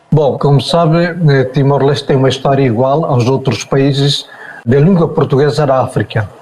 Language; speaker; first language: Portuguese; non-native, local second language; Tetum